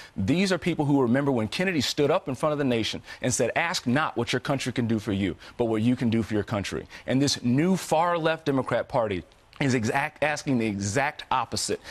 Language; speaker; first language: English; native; English